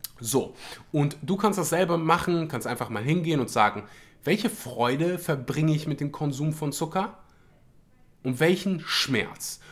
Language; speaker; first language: German; early bilingual, other home language; Russian